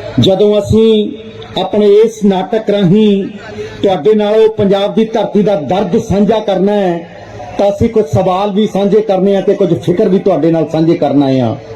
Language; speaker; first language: Punjabi; non-native, local second language; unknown